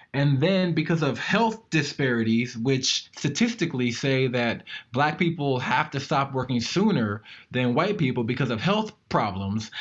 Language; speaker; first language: English; native; English